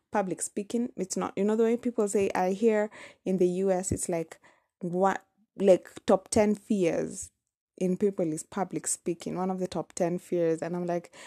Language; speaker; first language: English; non-native, local second language; Kamba